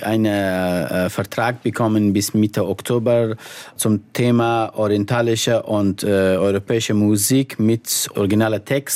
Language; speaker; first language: German; non-native, fluent; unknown